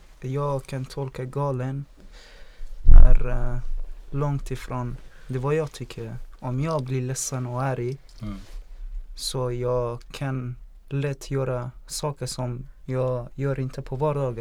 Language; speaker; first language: Swedish; non-native, fluent; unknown